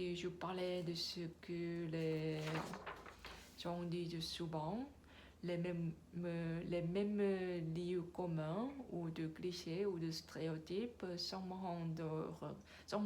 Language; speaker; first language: French; non-native, learner; Korean